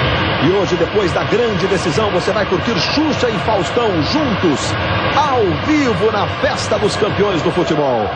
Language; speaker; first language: Portuguese; native; Portuguese